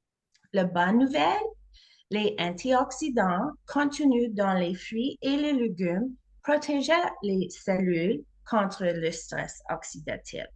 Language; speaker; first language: French; non-native, learner; English